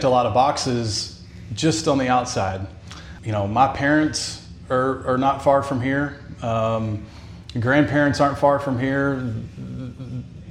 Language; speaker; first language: English; native; English